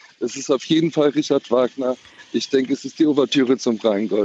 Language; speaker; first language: German; native; German